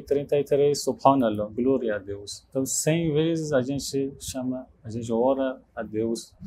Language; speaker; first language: Portuguese; non-native, learner; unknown